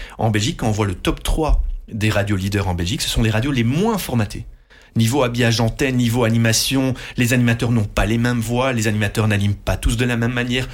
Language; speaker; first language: French; non-native, local second language; Dutch